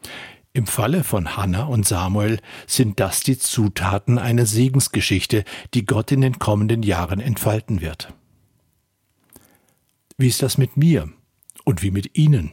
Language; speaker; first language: German; native; German